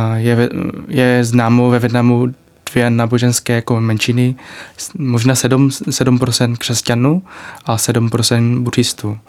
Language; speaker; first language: Czech; non-native, learner; Vietnamese